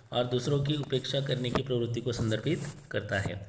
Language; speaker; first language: Hindi; non-native, local second language; Marathi